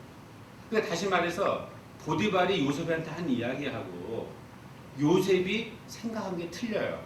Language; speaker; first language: Korean; native; Korean